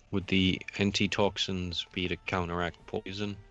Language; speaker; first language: English; native; English